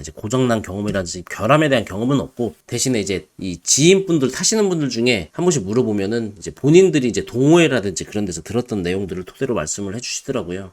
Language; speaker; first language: Korean; native; Korean